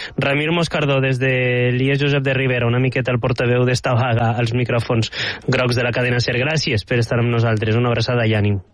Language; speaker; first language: Catalan; native; Catalan